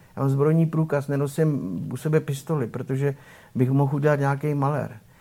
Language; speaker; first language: Czech; native; Czech